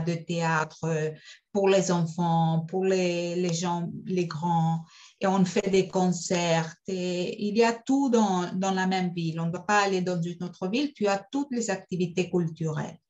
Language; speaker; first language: French; non-native, fluent; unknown